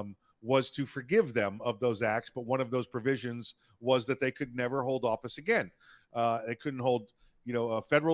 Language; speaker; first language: English; native; English